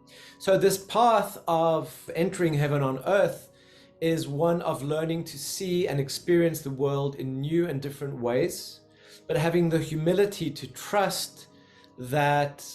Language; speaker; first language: English; native; English